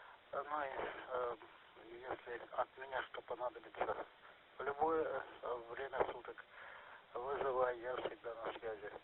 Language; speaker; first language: Russian; native; Russian